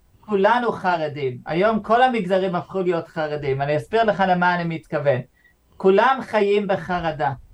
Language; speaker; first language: Hebrew; non-native, fluent; English